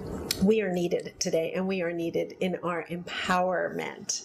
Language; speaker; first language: English; native; English